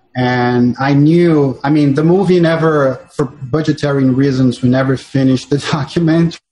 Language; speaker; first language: English; non-native, fluent; Portuguese